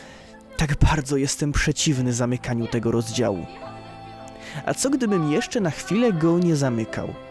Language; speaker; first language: Polish; native; Polish